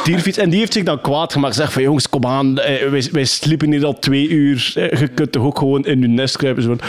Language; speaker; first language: Dutch; native; Dutch